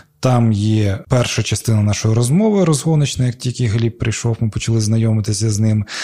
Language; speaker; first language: Ukrainian; non-native, local second language; Crimean Tatar